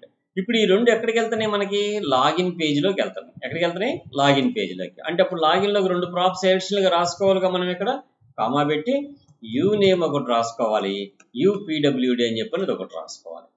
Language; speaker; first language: Telugu; native; Telugu